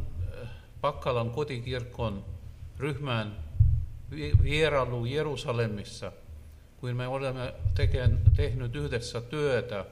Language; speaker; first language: Finnish; non-native, learner; Russian